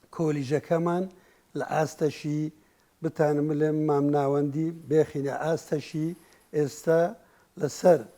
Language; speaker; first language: Central Kurdish; non-native, local second language; Kurdish